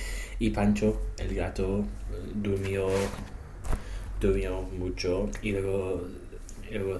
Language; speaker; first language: Spanish; non-native, learner; English